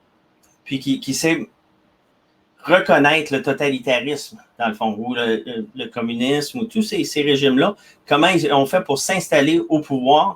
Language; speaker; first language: French; native; French